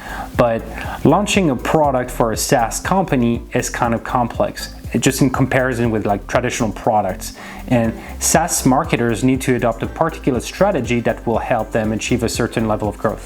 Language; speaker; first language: English; non-native, fluent; French